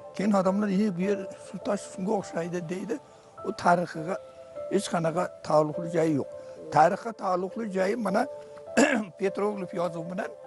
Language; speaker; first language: Uzbek; native; Uzbek